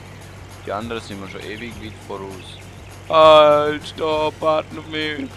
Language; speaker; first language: German; native; German